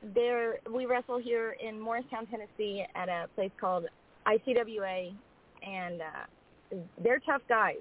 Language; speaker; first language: English; native; English